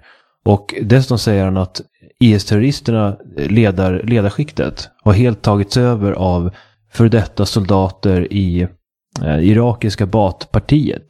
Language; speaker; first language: Swedish; native; Swedish